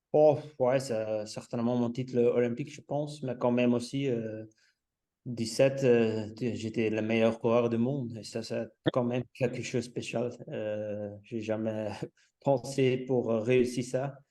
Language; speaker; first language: French; non-native, local second language; Dutch